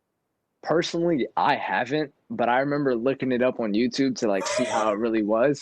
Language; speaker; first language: English; native; English